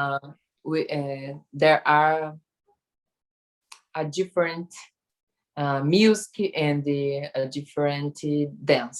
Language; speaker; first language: English; non-native, learner; Portuguese